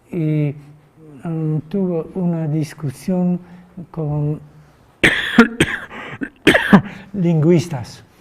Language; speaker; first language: Spanish; non-native, fluent; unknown